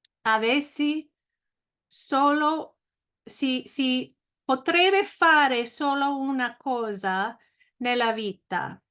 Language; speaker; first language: Italian; non-native, learner; English